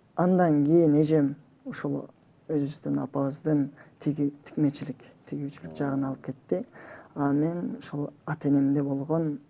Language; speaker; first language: Kyrgyz; native; Kyrgyz